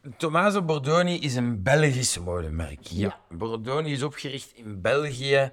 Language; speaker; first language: Dutch; native; Dutch